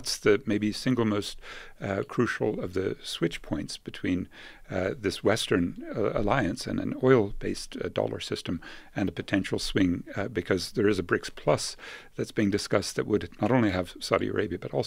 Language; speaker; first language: English; native; English